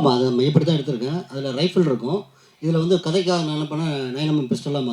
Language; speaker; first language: Tamil; native; Tamil